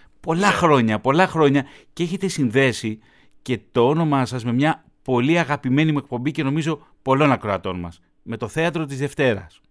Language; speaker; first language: Greek; native; Greek